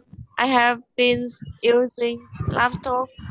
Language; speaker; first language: English; non-native, learner; Vietnamese